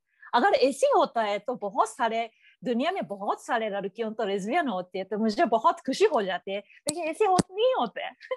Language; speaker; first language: Hindi; non-native, learner; Japanese